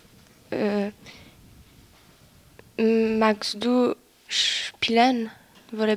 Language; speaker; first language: German; non-native, local second language; French